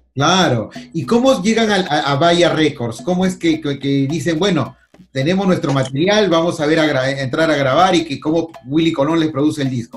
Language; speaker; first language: Spanish; native; Spanish